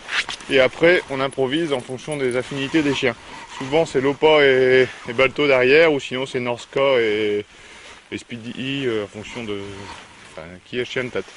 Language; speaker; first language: French; native; French